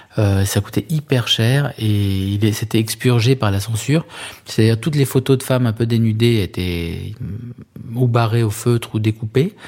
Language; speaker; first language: French; native; French